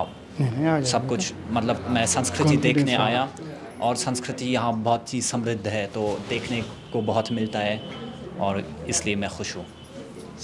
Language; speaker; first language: Hindi; non-native, fluent; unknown